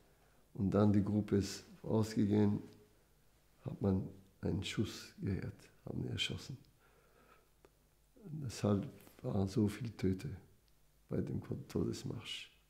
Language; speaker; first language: German; non-native, fluent; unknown